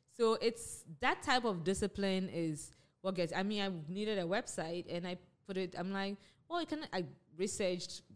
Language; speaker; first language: English; non-native, local second language; Akan